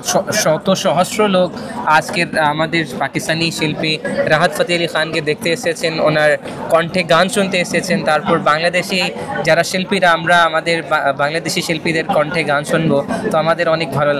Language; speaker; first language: Bangla; non-native, fluent; Urdu